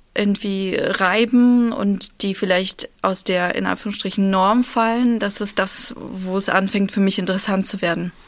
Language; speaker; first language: German; early bilingual, other home language; Russian